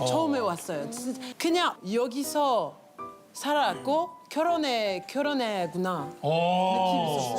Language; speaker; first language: Korean; non-native, learner; French